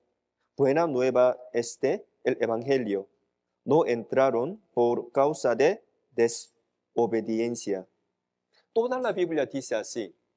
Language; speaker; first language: Spanish; non-native, fluent; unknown